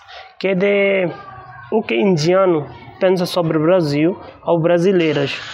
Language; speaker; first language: Portuguese; non-native, learner; Hindi